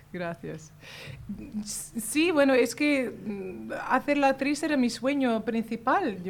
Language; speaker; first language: Spanish; non-native, fluent; Latvian